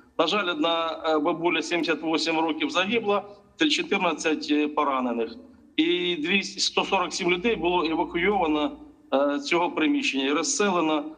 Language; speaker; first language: Ukrainian; native; Ukrainian